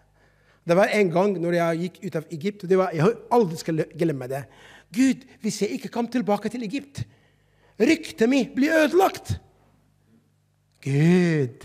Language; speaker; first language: Norwegian; non-native, fluent; Arabic